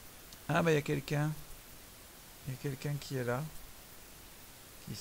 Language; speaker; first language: French; native; French